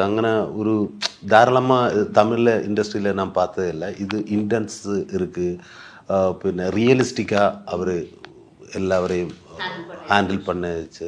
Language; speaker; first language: Tamil; non-native, learner; Malayalam